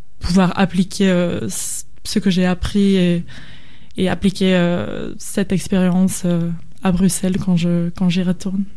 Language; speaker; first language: French; non-native, local second language; Dutch